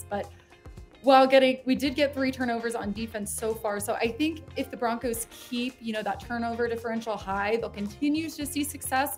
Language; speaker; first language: English; native; English